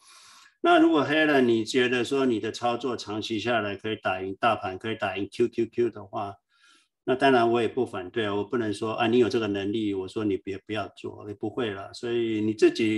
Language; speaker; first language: Chinese; native; Chinese